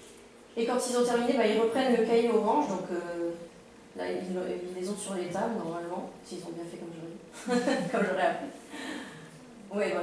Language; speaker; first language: French; native; French